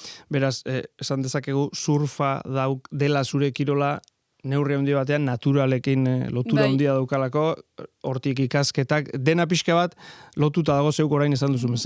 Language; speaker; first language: Basque; native; Basque